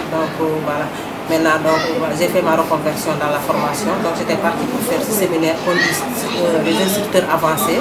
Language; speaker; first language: French; non-native, local second language; Fula